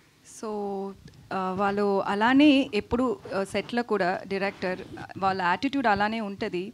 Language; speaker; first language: Telugu; non-native, learner; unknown